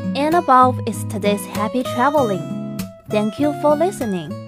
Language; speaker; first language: English; non-native, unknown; Chinese